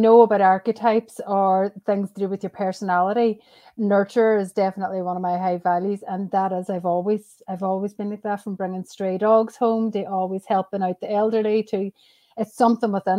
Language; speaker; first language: English; native; English